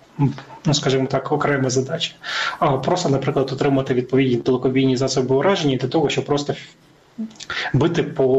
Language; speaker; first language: Ukrainian; native; Ukrainian